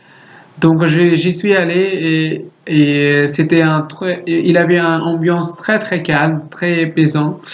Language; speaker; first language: French; non-native, learner; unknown